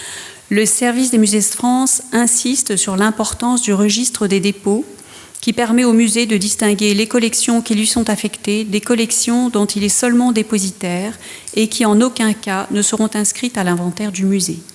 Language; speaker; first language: French; native; French